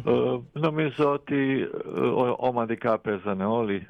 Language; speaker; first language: Greek; non-native, fluent; Croatian